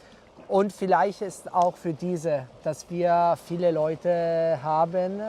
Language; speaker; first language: German; non-native, learner; Italian